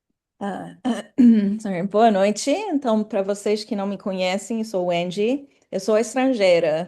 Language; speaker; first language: Portuguese; non-native, fluent; English